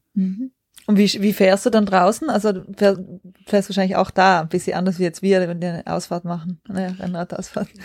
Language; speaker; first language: German; native; German